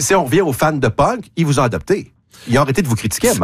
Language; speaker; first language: French; native; French